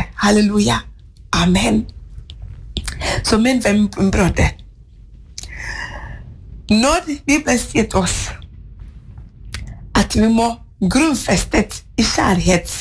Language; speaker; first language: Norwegian; non-native, fluent; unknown